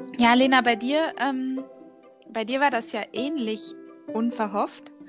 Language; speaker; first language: German; native; German